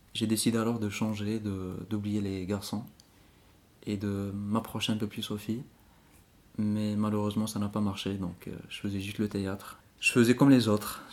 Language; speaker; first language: French; non-native, local second language; Arabic